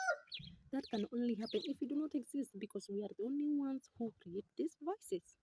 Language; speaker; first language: English; non-native, local second language; Swahili